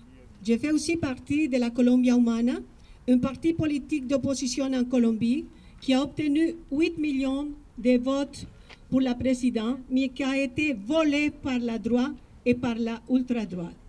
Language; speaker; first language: French; non-native, fluent; Spanish